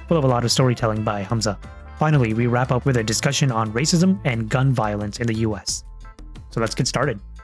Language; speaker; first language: English; early bilingual, other home language; Hindi